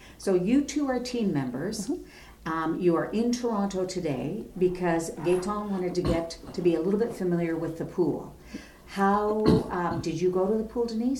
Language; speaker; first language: English; native; English